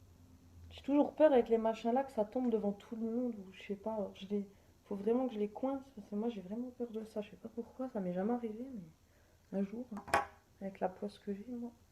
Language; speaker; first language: French; native; French